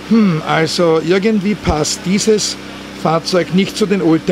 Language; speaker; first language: German; native; German